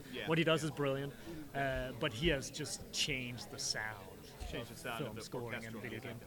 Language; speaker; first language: English; non-native, fluent; Danish